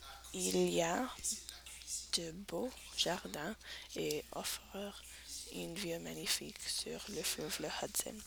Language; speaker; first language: French; non-native, learner; English